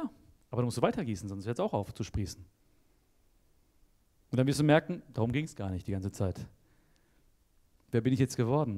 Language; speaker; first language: German; native; German